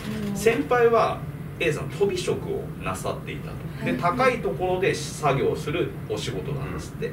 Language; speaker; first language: Japanese; native; Japanese